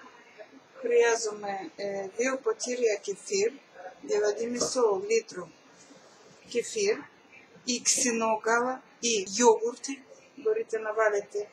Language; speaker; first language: Greek; non-native, learner; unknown